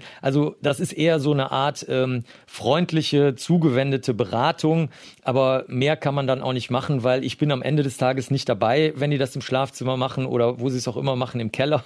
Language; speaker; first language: German; native; German